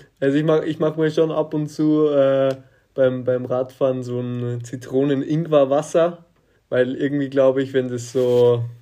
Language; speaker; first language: German; native; German